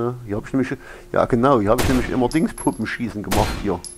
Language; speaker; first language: German; native; German